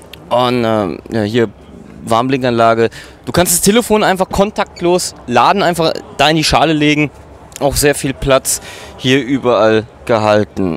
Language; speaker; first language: German; native; German